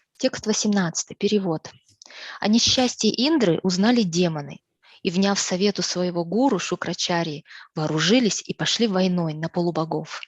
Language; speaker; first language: Russian; native; Russian